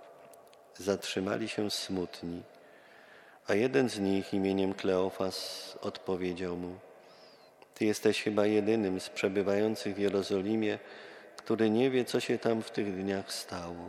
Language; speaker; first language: Polish; native; Polish